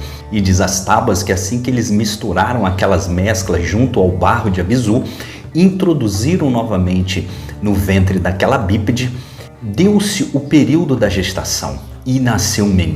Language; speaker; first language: Portuguese; native; Portuguese